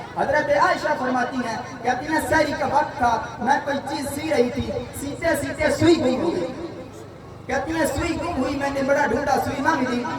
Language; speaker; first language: Urdu; non-native, local second language; Punjabi